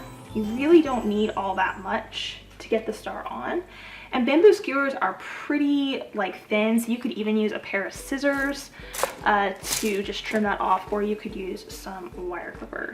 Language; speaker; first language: English; native; English